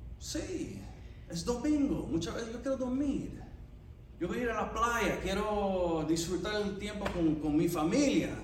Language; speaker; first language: Spanish; non-native, fluent; English